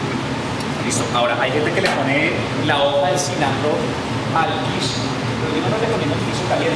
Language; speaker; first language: Spanish; native; Spanish